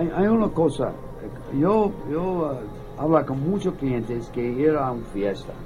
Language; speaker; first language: Spanish; non-native, learner; English